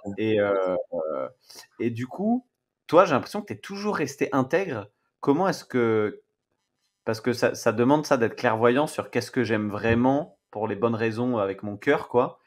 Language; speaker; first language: French; native; French